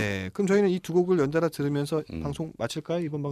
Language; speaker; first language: Korean; native; Korean